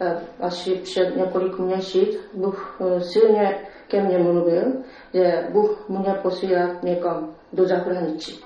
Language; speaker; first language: Czech; non-native, learner; Japanese